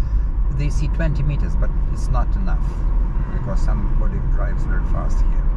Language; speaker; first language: English; non-native, learner; Lithuanian